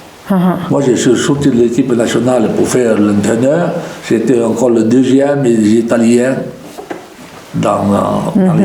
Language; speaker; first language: French; non-native, local second language; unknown